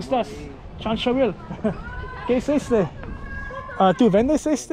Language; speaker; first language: Spanish; non-native, learner; English